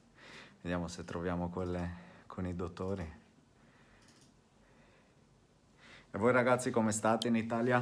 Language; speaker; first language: Italian; native; Italian